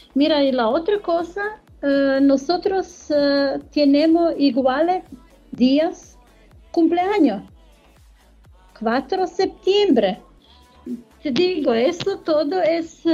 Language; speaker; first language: Spanish; non-native, learner; German